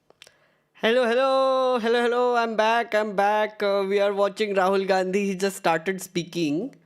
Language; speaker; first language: English; non-native, local second language; Hindi